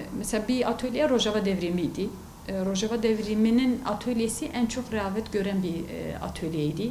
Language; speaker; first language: Turkish; non-native, local second language; Kurdish